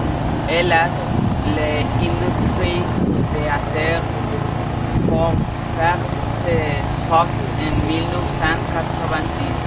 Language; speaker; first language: French; non-native, learner; Spanish